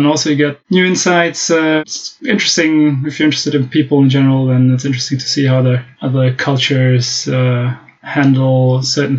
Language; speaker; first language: English; non-native, fluent; German